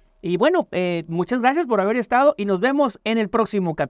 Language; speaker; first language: Spanish; native; Spanish